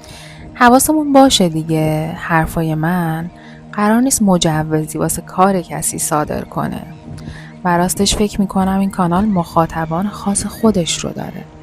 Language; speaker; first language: Persian; native; Persian